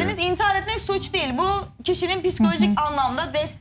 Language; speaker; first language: Turkish; native; Turkish